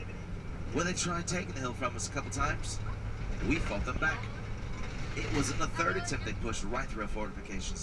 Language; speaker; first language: English; native; English